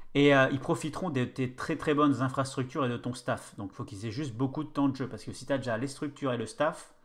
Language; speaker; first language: French; native; French